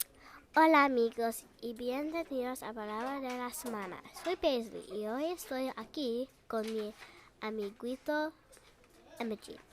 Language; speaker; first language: Spanish; non-native, learner; English